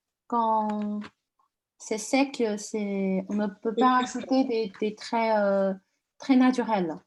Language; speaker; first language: French; non-native, fluent; Chinese